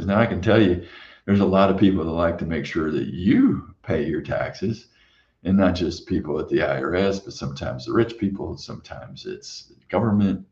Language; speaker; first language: English; native; English